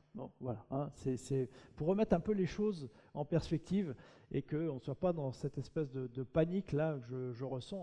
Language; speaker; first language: French; native; French